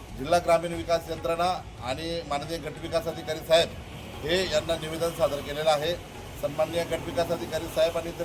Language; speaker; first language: Marathi; native; Marathi